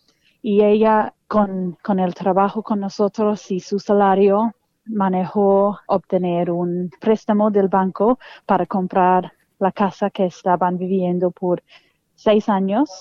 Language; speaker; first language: Spanish; non-native, fluent; English